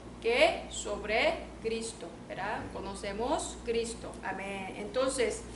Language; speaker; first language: Spanish; non-native, learner; Korean